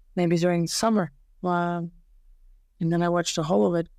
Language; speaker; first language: English; non-native, fluent; Serbian